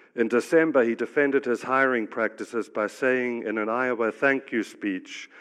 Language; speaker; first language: English; native; English